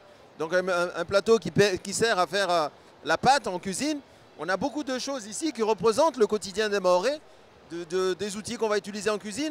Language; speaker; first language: French; non-native, local second language; Comorian